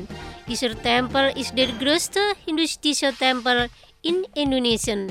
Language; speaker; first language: German; non-native, learner; Indonesian